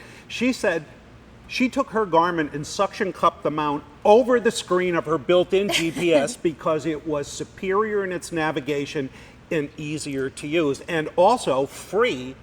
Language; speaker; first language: English; native; English